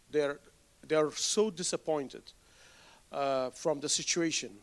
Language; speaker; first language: English; non-native, fluent; Persian